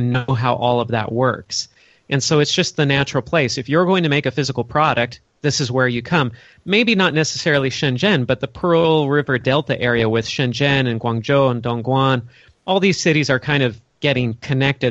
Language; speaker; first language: English; native; English